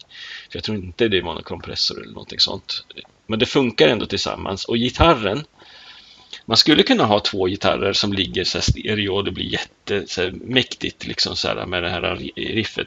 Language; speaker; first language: Swedish; native; Swedish